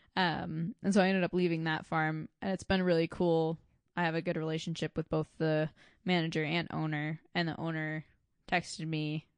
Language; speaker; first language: English; native; English